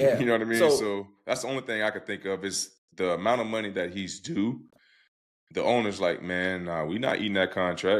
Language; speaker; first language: English; native; English